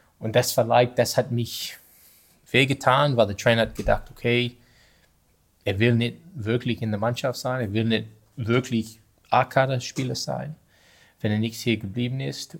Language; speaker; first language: German; non-native, learner; English